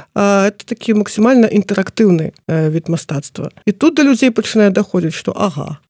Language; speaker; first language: Belarusian; native; Belarusian